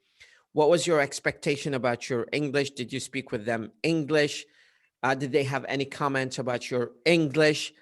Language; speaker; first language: English; non-native, fluent; Arabic